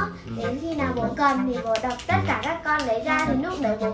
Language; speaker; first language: Vietnamese; native; Vietnamese